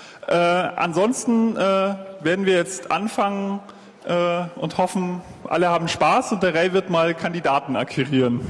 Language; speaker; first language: German; native; German